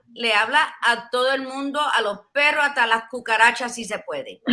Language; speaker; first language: Spanish; early bilingual, heritage; Spanish